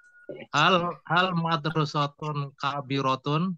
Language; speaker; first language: Arabic; non-native, learner; Indonesian